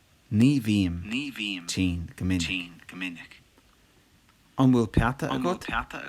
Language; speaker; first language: Irish; non-native, local second language; English